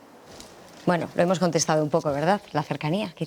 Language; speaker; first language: Spanish; native; Spanish